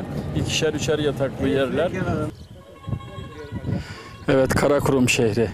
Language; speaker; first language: Turkish; native; Turkish